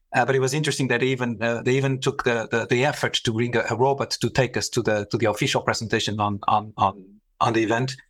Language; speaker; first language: English; non-native, fluent; Portuguese